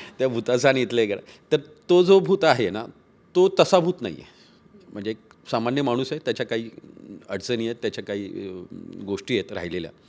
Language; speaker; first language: Marathi; native; Marathi